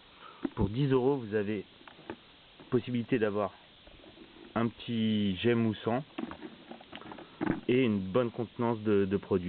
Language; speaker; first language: French; native; French